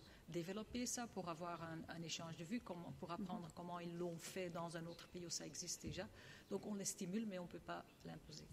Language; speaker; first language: French; non-native, local second language; Dutch